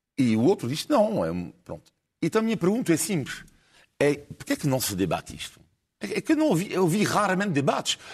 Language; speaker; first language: Portuguese; non-native, fluent; French